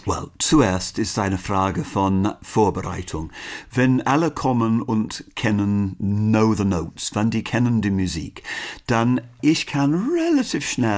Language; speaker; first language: German; non-native, learner; English